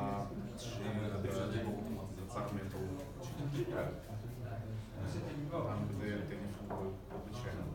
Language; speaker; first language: Czech; non-native, learner; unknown